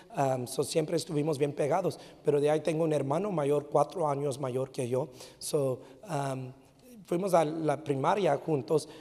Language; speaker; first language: Spanish; early bilingual, heritage; Spanish